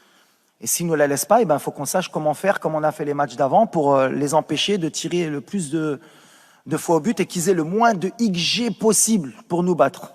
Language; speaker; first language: French; native; French